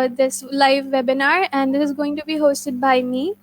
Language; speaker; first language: English; non-native, local second language; Urdu